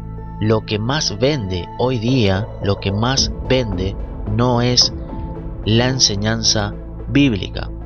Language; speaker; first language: Spanish; native; Spanish